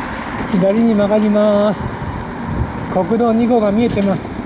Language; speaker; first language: Japanese; native; Japanese